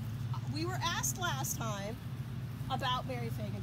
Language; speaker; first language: English; native; English